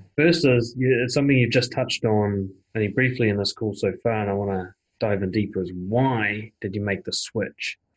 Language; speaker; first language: English; native; English